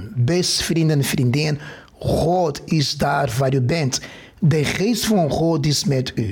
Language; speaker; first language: Dutch; non-native, fluent; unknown